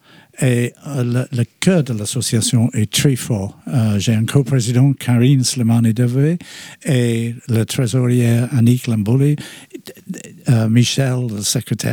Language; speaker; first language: French; non-native, fluent; English